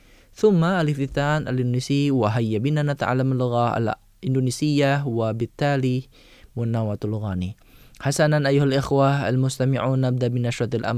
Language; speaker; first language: Arabic; non-native, fluent; Indonesian